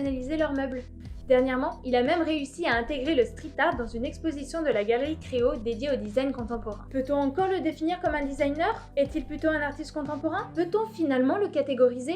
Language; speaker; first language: French; native; French